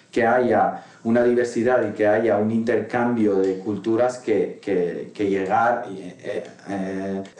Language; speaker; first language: Spanish; non-native, fluent; Arabic